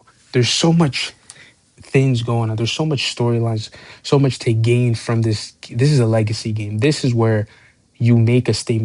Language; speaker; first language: English; native; English